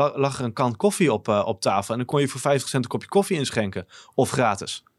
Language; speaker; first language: Dutch; native; Dutch